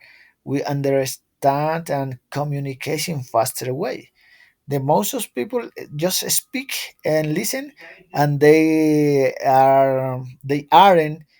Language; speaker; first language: English; non-native, learner; Spanish